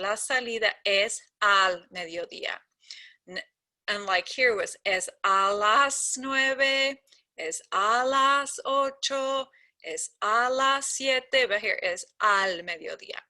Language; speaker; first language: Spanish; non-native, fluent; English